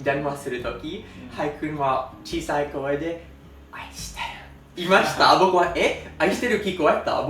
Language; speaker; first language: Japanese; non-native, learner; English